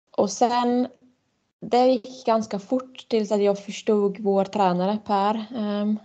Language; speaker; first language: Swedish; non-native, fluent; German